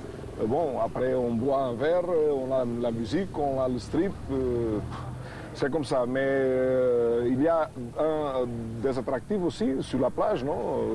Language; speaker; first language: French; non-native, fluent; Portuguese